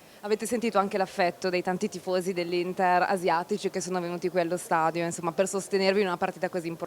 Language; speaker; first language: Italian; native; Italian